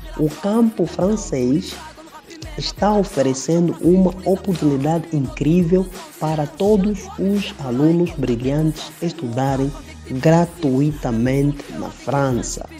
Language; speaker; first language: Portuguese; native; Portuguese